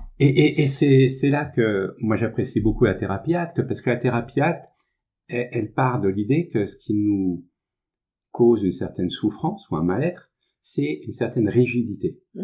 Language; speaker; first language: French; native; French